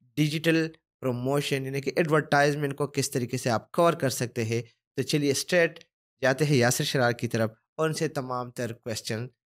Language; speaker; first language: Urdu; non-native, local second language; Pashto